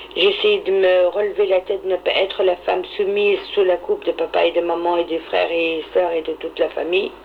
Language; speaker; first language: French; non-native, local second language; Arabic